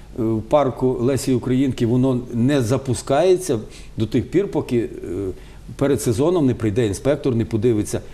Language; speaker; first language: Ukrainian; native; Ukrainian